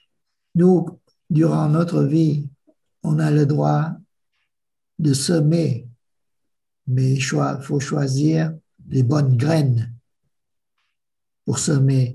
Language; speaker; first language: French; non-native, fluent; Vietnamese